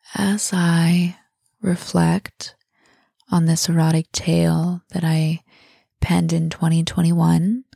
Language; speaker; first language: English; native; English